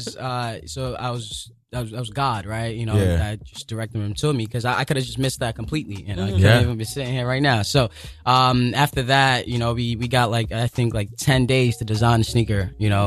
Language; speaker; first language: English; non-native, local second language; Yoruba